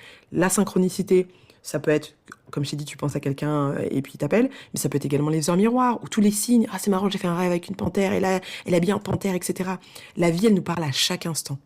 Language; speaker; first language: French; native; French